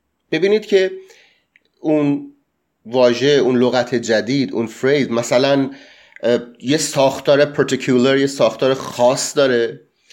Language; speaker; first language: Persian; native; Persian